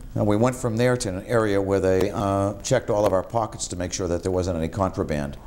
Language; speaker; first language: English; native; English